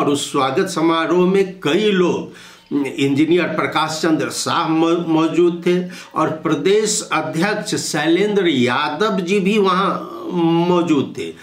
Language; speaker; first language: Hindi; native; Hindi